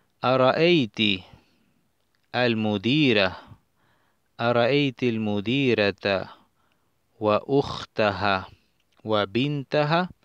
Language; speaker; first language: Arabic; non-native, fluent; Spanish